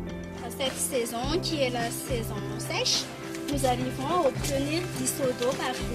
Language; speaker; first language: French; non-native, local second language; Malagasy